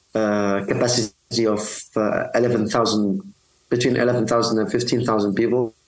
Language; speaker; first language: English; non-native, fluent; Arabic